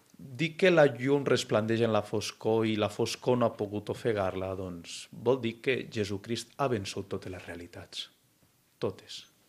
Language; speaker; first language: Catalan; native; Catalan